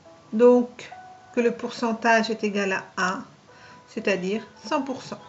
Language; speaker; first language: French; native; French